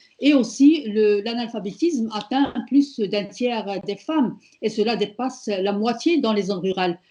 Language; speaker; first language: French; non-native, local second language; Berber languages